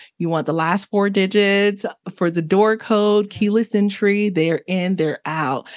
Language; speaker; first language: English; early bilingual, other home language; Haitian Creole